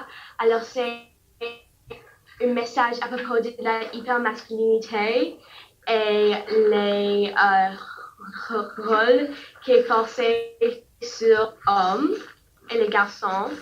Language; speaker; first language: French; non-native, learner; English